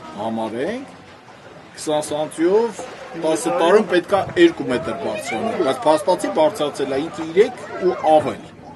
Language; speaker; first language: Armenian; native; Armenian